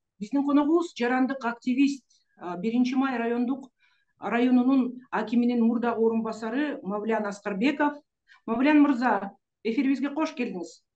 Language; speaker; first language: Kyrgyz; native; Kyrgyz